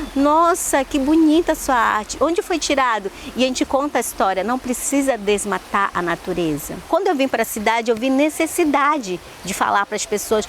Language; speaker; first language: Portuguese; non-native, local second language; Ticuna